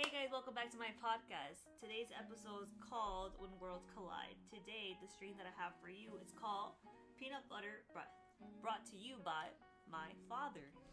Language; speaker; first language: English; early bilingual, other home language; Spanish